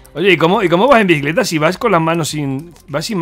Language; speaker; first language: Spanish; native; Spanish